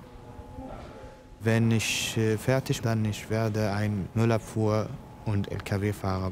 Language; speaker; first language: German; non-native, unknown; Arabic